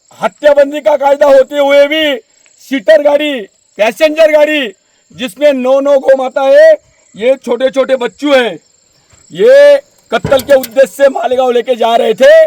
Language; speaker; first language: Hindi; non-native, local second language; Marathi